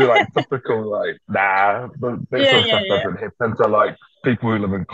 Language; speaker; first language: English; native; English